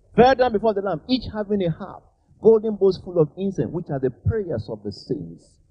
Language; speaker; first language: English; non-native, local second language; Yoruba